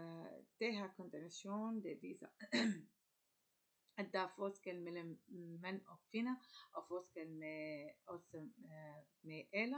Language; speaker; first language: Danish; non-native, learner; Arabic